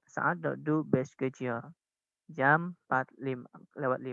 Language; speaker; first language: Turkish; non-native, learner; Indonesian